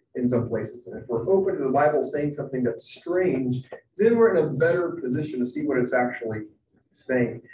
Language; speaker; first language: English; native; English